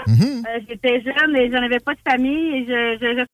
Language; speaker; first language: French; native; French